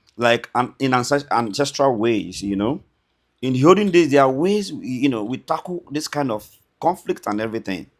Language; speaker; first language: English; non-native, local second language; Yoruba